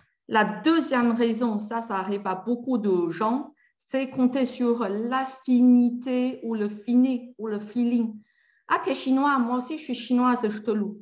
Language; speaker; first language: French; native; French